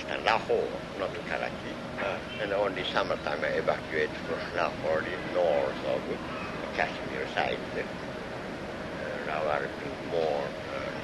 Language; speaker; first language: English; non-native, learner; Japanese